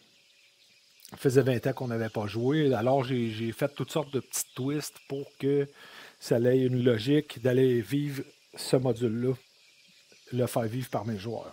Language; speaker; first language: French; native; French